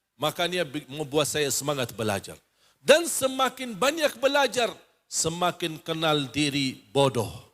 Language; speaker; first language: Indonesian; non-native, fluent; Arabic